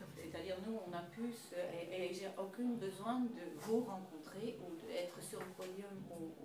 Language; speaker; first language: French; non-native, fluent; Dutch